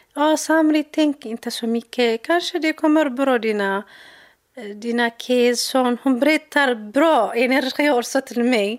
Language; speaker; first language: Swedish; non-native, learner; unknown